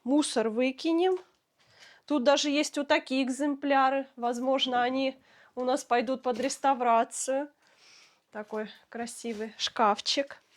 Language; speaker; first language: Russian; native; Russian